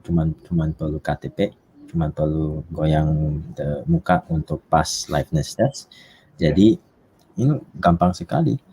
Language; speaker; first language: Indonesian; non-native, fluent; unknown